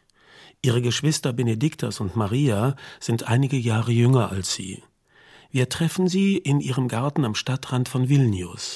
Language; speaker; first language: German; native; German